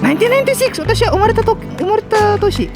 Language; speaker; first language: Japanese; non-native, learner; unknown